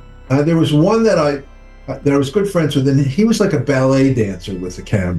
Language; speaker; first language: English; native; English